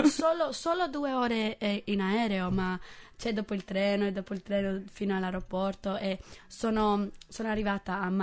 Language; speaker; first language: Italian; non-native, fluent; English